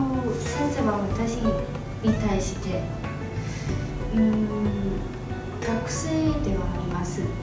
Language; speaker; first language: Japanese; non-native, learner; Chinese